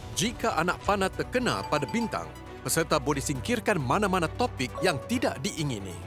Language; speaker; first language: Malay; native; Malay